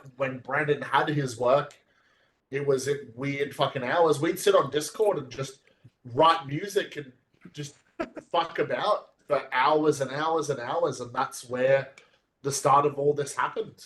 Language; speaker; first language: English; native; English